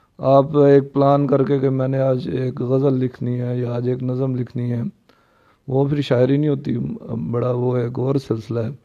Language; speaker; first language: Urdu; non-native, local second language; Punjabi